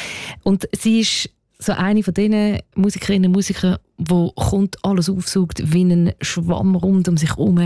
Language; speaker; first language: German; native; German